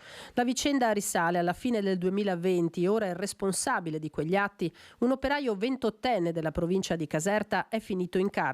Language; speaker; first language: Italian; native; Italian